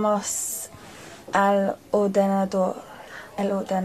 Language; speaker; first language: Spanish; non-native, learner; English